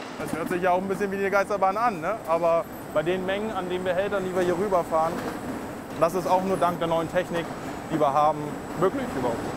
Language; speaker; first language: German; native; German